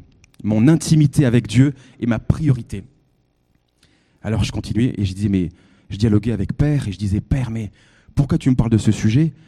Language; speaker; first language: French; native; French